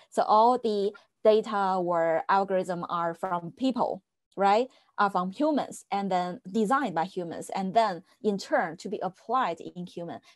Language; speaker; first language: English; non-native, fluent; Chinese